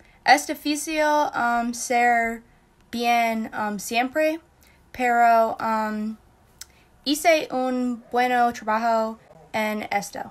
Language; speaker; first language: Spanish; non-native, learner; English